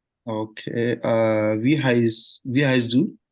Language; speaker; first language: German; non-native, learner; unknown